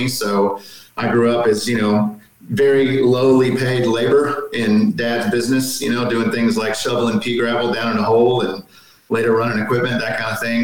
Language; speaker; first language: English; native; English